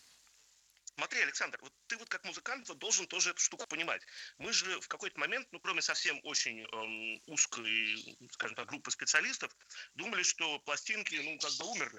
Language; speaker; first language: Russian; native; Russian